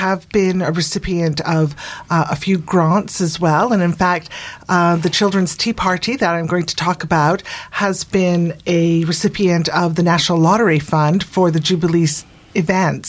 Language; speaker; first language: English; native; English